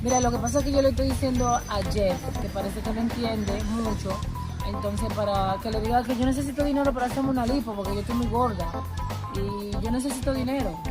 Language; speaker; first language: Spanish; native; Spanish